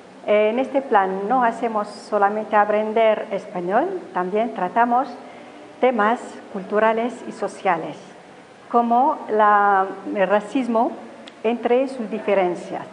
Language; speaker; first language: Spanish; non-native, learner; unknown